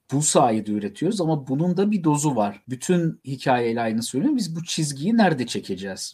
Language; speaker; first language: Turkish; native; Turkish